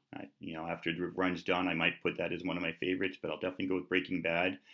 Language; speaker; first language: English; native; English